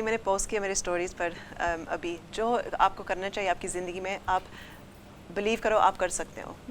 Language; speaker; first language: Hindi; early bilingual, heritage; English